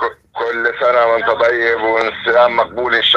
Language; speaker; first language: Arabic; native; Arabic